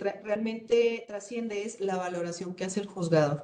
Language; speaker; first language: Spanish; native; Spanish